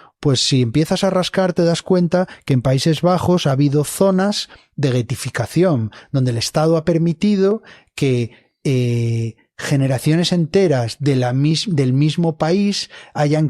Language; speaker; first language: Spanish; native; Spanish